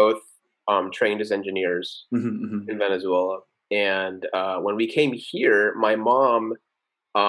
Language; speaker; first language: English; early bilingual, other home language; Spanish